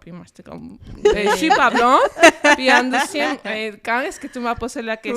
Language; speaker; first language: French; non-native, fluent; Spanish